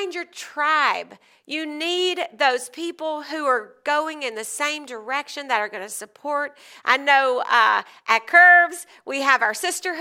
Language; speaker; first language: English; native; English